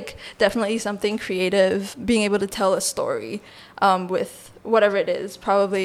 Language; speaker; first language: English; non-native, local second language; Chinese